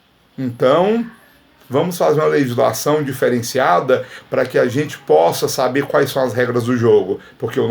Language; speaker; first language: Portuguese; native; Portuguese